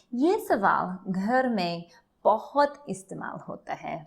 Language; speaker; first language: Hindi; non-native, learner; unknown